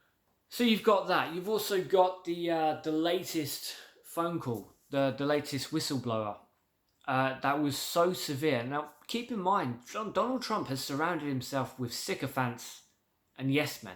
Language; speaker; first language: English; native; English